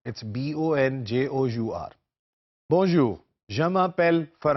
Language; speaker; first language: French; non-native, fluent; Urdu